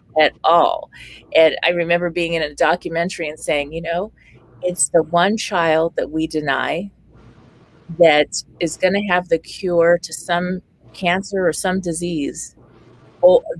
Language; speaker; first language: English; native; English